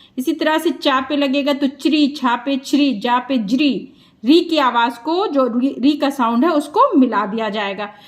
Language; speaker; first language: Hindi; native; Hindi